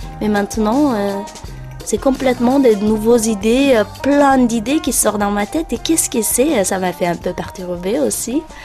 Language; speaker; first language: French; non-native, fluent; Uyghur